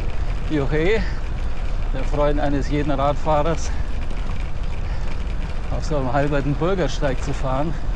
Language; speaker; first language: German; native; German